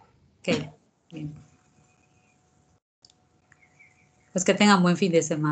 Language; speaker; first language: Spanish; native; Spanish